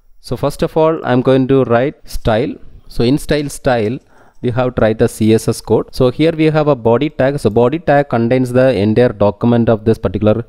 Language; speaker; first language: English; non-native, local second language; Tamil